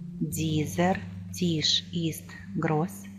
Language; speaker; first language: German; non-native, fluent; Ukrainian